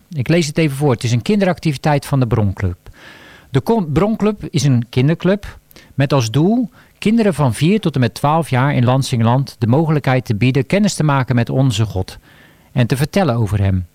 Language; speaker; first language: Dutch; native; Dutch